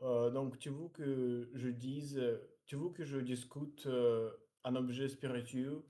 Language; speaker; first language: French; non-native, learner; Russian